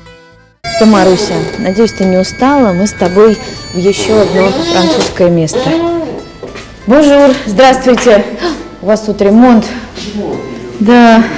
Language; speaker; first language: Russian; native; Russian